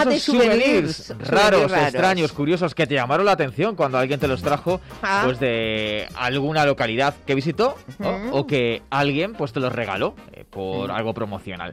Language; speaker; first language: Spanish; native; Spanish